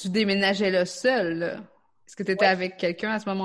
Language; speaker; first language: French; native; French